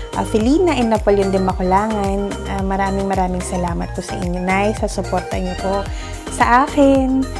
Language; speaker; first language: Filipino; native; Filipino